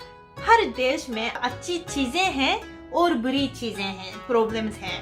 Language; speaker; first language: Hindi; non-native, fluent; Japanese